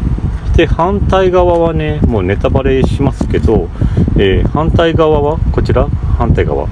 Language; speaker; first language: Japanese; native; Japanese